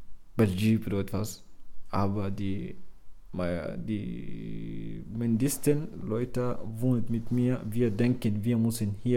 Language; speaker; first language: German; non-native, learner; Arabic